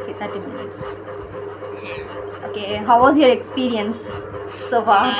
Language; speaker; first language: English; non-native, learner; Kannada